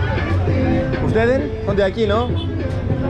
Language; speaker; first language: Spanish; non-native, learner; Greek